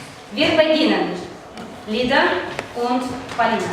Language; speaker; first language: German; non-native, fluent; Russian